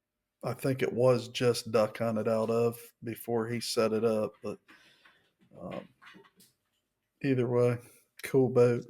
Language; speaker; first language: English; native; English